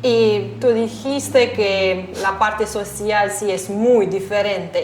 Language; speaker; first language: Spanish; non-native, fluent; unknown